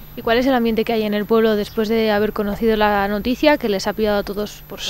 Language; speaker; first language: Spanish; native; Spanish